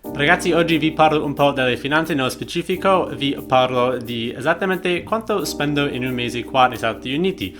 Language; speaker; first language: Italian; non-native, fluent; English